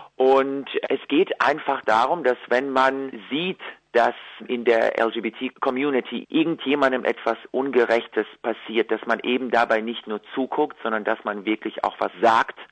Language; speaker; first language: German; early bilingual, other home language; Russian